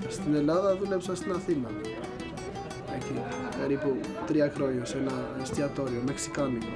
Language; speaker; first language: Greek; non-native, fluent; Albanian